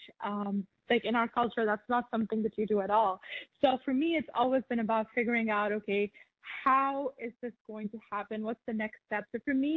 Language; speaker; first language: English; non-native, local second language; Urdu